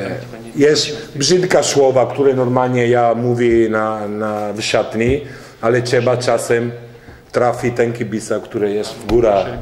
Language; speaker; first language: Polish; non-native, learner; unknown